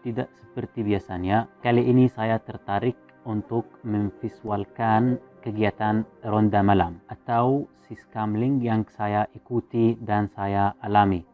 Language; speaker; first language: Indonesian; non-native, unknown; Arabic